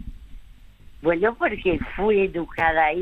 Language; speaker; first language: Spanish; early bilingual, other home language; French